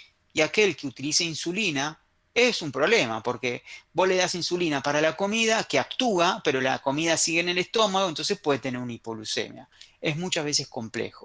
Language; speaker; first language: Spanish; native; Spanish